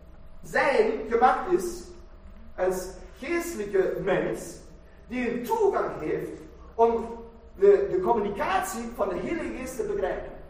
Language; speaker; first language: Dutch; non-native, fluent; German